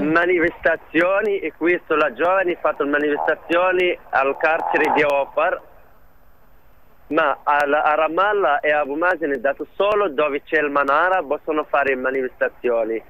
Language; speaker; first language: Italian; non-native, learner; Arabic